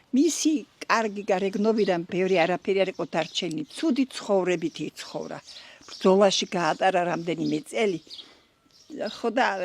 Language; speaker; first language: Georgian; native; Georgian